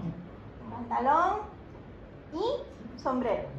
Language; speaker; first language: Spanish; non-native, fluent; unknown